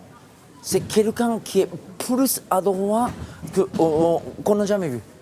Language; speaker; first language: French; non-native, fluent; Japanese